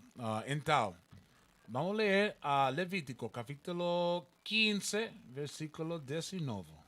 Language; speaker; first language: Portuguese; non-native, learner; Spanish